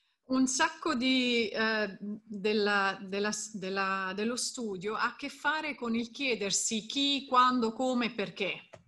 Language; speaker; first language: Italian; native; Italian